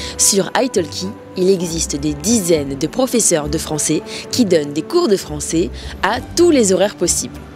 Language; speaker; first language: French; native; French